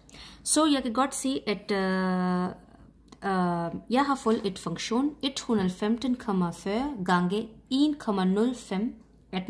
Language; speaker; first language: Danish; non-native, fluent; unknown